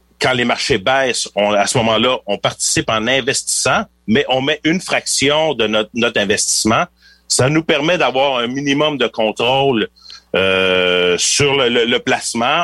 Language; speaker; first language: French; native; French